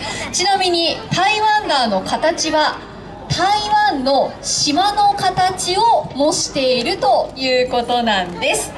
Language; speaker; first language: Japanese; native; Japanese